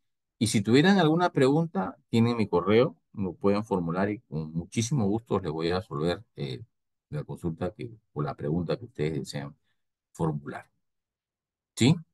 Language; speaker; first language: Spanish; native; Spanish